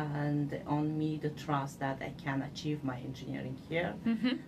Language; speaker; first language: English; non-native, fluent; Uzbek